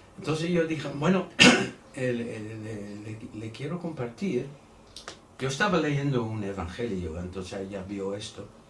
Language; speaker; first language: Spanish; non-native, fluent; Dutch